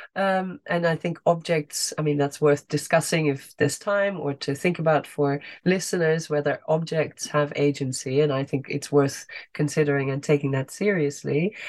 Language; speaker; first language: English; non-native, fluent; Dutch